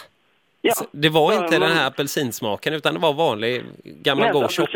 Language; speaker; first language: Swedish; native; Swedish